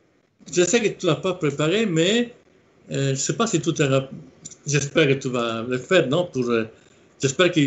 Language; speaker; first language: French; non-native, fluent; Italian